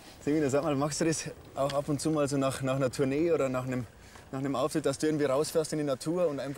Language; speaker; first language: German; native; German